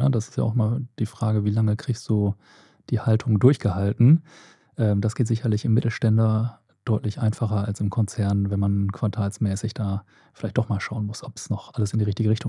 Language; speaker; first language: German; native; German